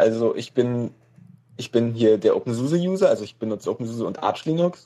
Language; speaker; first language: German; native; German